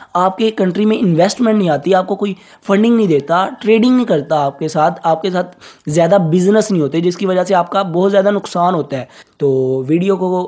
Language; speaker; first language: Urdu; native; Urdu